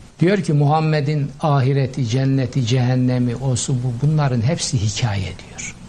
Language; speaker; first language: Turkish; native; Turkish